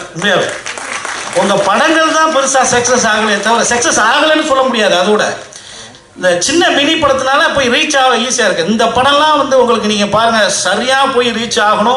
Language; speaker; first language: Tamil; native; Tamil